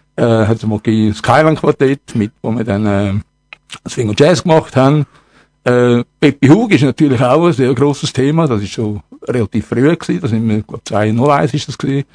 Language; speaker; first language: German; native; German